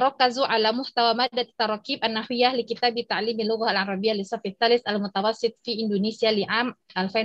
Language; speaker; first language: Arabic; non-native, fluent; Indonesian